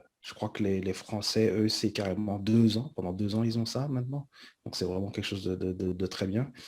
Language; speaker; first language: French; early bilingual, other home language; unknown